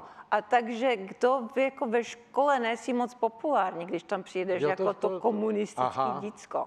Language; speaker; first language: Czech; early bilingual, heritage; Czech